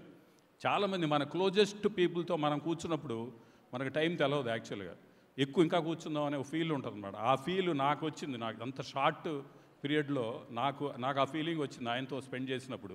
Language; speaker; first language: Telugu; native; Telugu